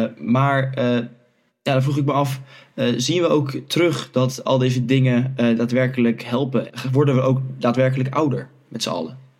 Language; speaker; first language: Dutch; native; Dutch